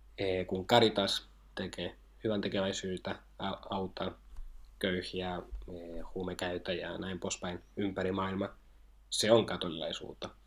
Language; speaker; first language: Finnish; non-native, fluent; Spanish